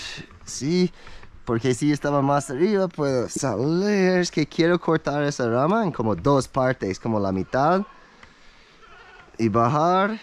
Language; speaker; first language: Spanish; non-native, learner; English